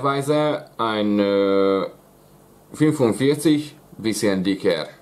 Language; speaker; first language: German; non-native, learner; Hungarian